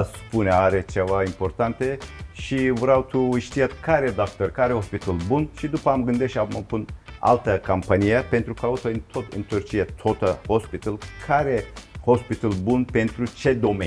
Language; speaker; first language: Romanian; non-native, learner; Turkish